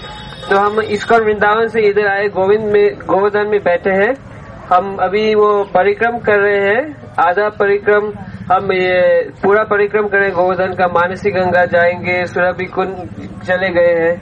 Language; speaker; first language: Hindi; non-native, fluent; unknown